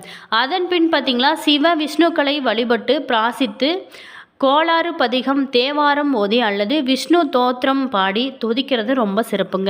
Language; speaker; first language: Tamil; native; Tamil